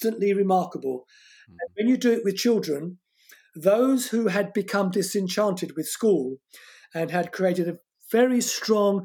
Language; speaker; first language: English; non-native, fluent; French